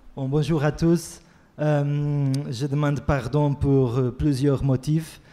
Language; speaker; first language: French; non-native, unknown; Portuguese